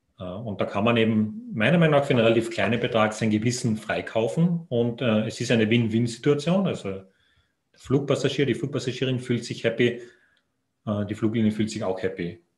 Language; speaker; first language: German; native; German